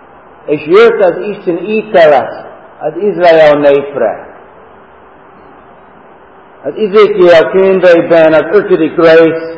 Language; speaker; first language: Hungarian; non-native, fluent; English